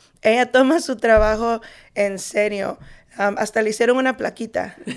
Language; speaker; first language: Spanish; early bilingual, heritage; Spanish